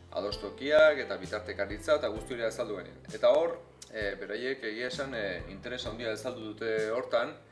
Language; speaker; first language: Basque; native; Basque